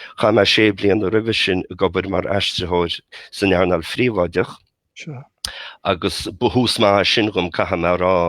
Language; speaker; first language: Irish; native; Irish